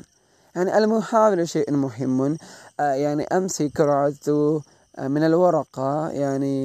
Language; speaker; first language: Arabic; non-native, learner; Malay